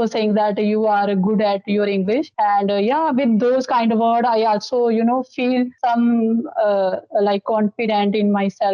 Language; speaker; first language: English; non-native, local second language; Dogri